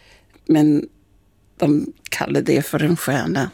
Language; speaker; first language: Swedish; non-native, fluent; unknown